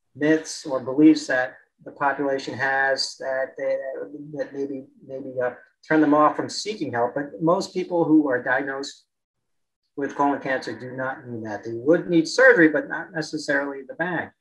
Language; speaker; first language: English; native; English